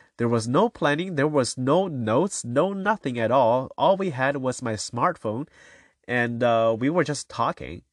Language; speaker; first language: English; non-native, fluent; Chinese